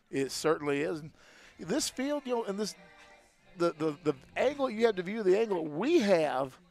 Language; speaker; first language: English; native; English